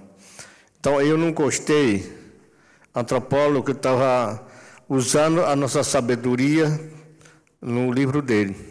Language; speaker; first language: Portuguese; non-native, local second language; Yanomámi